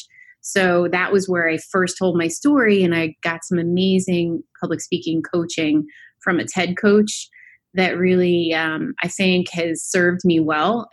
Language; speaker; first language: English; native; English